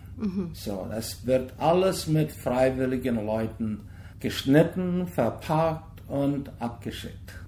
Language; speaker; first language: German; early bilingual, heritage; German